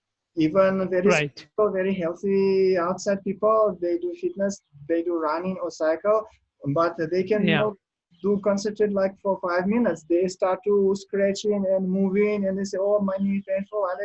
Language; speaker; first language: English; non-native, learner; Russian